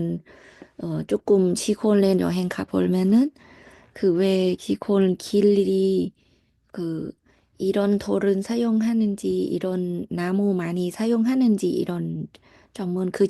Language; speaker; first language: Korean; non-native, learner; Thai